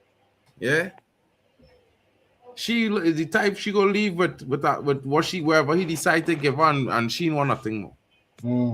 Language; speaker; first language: English; native; English